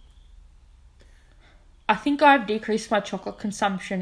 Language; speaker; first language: English; native; English